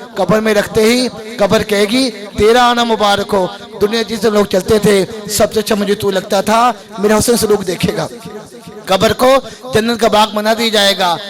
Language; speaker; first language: Urdu; non-native, local second language; Punjabi